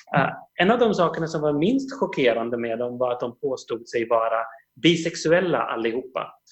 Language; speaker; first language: Swedish; native; Swedish